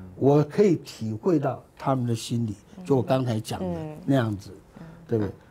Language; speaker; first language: Chinese; native; Chinese